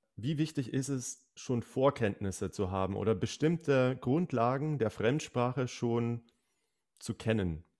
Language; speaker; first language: German; native; German